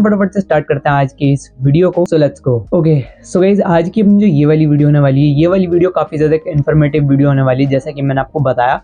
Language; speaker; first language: Hindi; native; Hindi